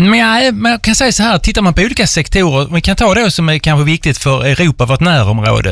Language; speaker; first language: Swedish; native; Swedish